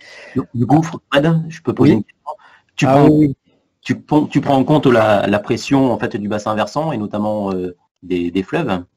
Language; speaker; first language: French; native; French